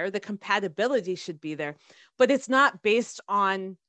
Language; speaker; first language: English; native; English